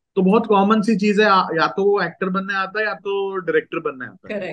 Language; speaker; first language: Hindi; non-native, local second language; Gujarati